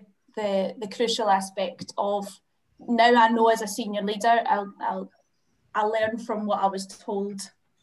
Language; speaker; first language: English; native; English